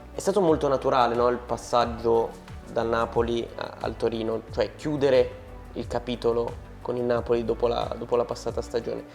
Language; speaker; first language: Italian; native; Italian